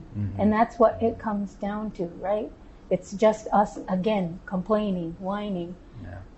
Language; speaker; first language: English; native; English